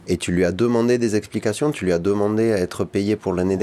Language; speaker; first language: French; native; French